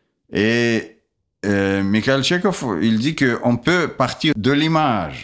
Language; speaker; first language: French; non-native, fluent; Russian